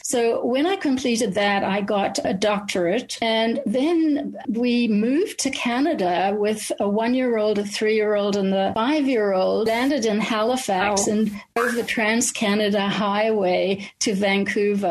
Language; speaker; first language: English; native; English